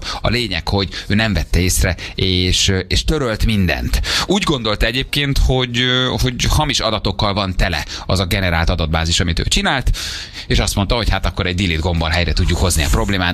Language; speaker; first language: Hungarian; native; Hungarian